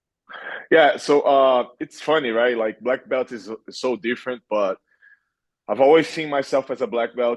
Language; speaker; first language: English; non-native, fluent; Portuguese